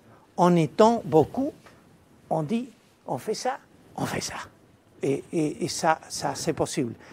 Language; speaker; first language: French; non-native, fluent; Spanish